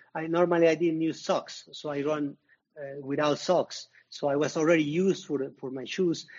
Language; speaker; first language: English; non-native, learner; Spanish